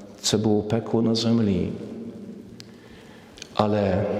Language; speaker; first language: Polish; non-native, learner; Ukrainian